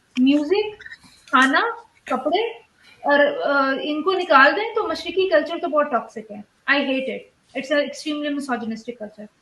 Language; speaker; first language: Urdu; native; Urdu